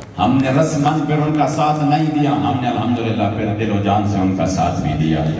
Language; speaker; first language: Urdu; non-native, local second language; Pashto